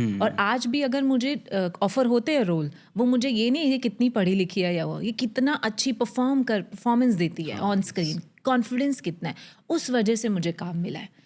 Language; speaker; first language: Hindi; native; Hindi